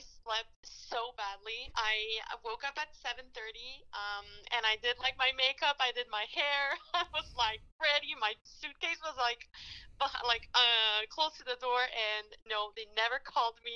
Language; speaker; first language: English; non-native, fluent; French